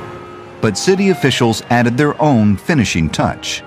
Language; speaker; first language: English; native; English